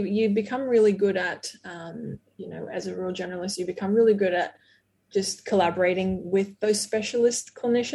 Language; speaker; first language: English; non-native, fluent; Portuguese